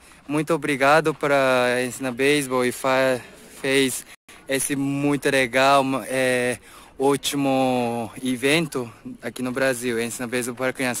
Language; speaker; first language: Portuguese; non-native, learner; Japanese